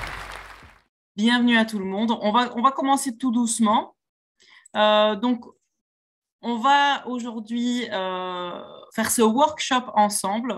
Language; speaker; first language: French; native; French